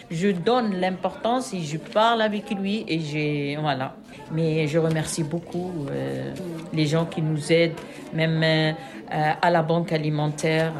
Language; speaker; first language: French; non-native, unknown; Arabic